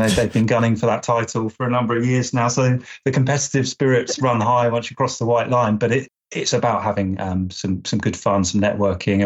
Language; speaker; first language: English; native; English